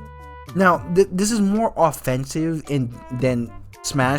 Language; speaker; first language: English; native; English